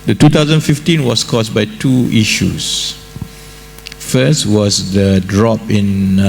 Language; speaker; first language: English; non-native, local second language; Malay